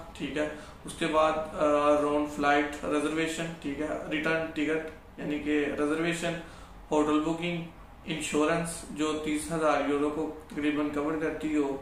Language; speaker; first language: Urdu; non-native, local second language; Punjabi